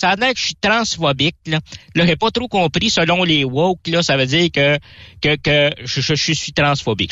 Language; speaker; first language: French; native; French